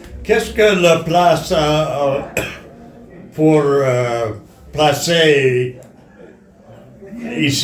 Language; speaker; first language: French; non-native, learner; English